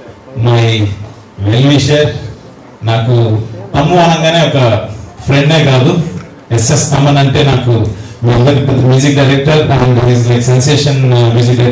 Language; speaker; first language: Telugu; native; Telugu